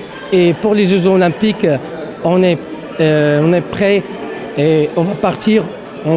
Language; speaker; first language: French; non-native, local second language; Arabic